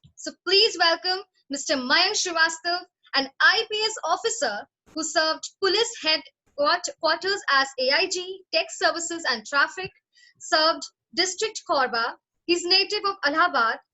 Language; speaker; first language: English; non-native, local second language; Hindi